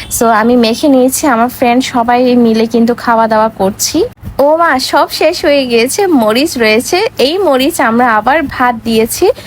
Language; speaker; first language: Bangla; non-native, local second language; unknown